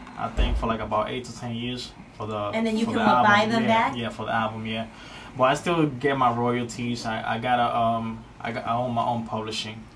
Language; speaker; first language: English; native; English